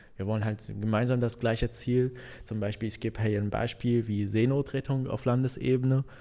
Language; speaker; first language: German; non-native, fluent; Arabic